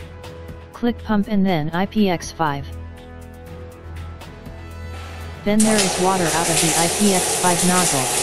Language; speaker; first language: English; non-native, fluent; Chinese